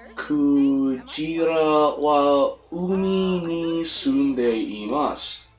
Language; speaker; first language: Japanese; non-native, learner; English